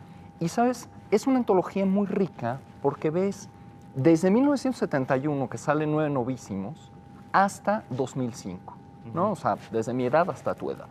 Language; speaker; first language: Spanish; native; Spanish